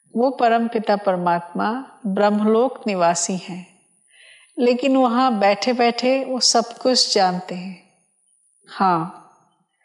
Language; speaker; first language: Hindi; non-native, local second language; Odia